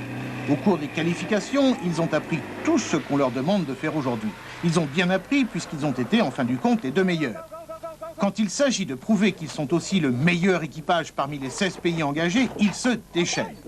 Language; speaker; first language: French; native; French